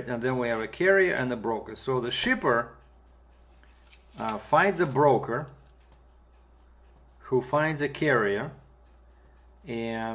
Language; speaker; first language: English; non-native, fluent; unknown